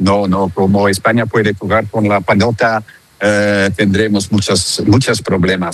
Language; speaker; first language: Spanish; non-native, fluent; Dutch